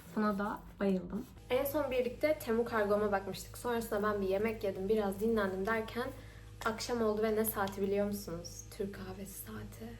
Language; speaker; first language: Turkish; early bilingual, heritage; Turkish